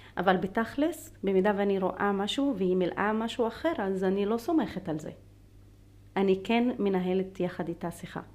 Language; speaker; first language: Hebrew; non-native, local second language; Arabic